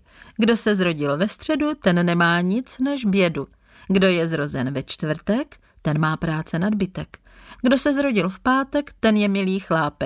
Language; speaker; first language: Czech; native; Czech